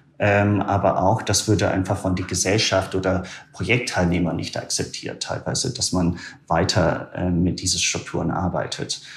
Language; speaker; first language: German; non-native, fluent; English